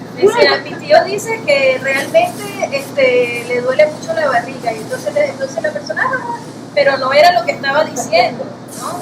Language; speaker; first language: Spanish; native; Spanish